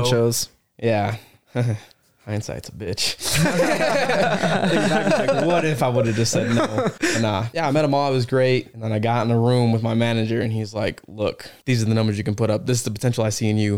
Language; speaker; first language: English; native; English